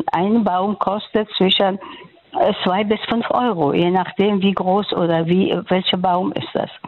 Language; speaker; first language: German; non-native, fluent; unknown